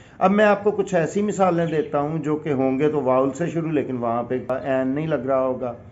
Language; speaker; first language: Urdu; non-native, local second language; Punjabi